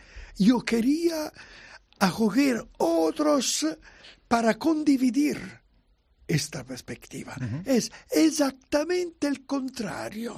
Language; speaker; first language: Spanish; non-native, fluent; Italian